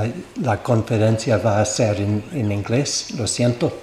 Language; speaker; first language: Spanish; non-native, learner; English